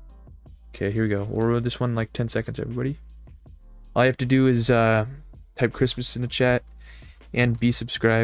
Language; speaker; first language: English; native; English